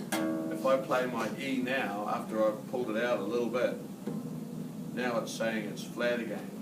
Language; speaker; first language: English; native; English